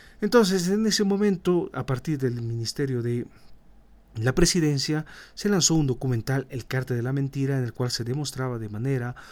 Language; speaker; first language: Spanish; native; Spanish